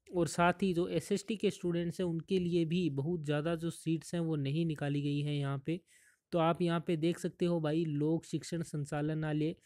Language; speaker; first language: Hindi; native; Hindi